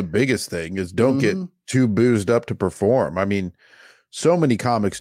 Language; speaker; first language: English; native; English